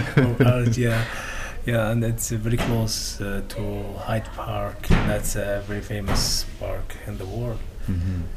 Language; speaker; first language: English; non-native, learner; Arabic